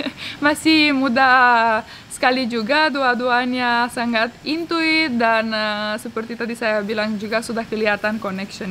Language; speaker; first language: Indonesian; non-native, fluent; Romanian